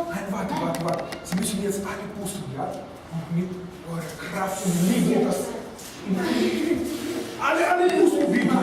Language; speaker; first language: German; non-native, fluent; Russian